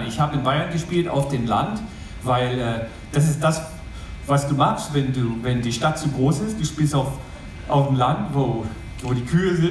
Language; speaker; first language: German; non-native, fluent; English